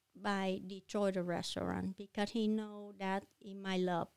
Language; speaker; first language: English; non-native, learner; Vietnamese